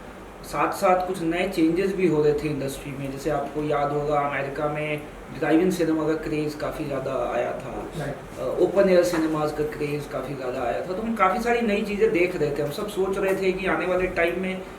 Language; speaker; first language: Hindi; native; Hindi